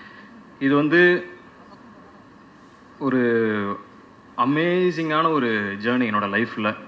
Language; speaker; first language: Tamil; native; Tamil